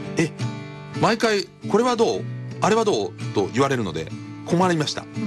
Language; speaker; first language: Japanese; early bilingual, other home language; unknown